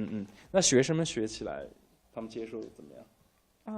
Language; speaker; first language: Chinese; native; Chinese